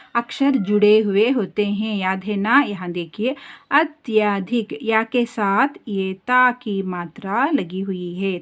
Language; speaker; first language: Hindi; non-native, local second language; Kannada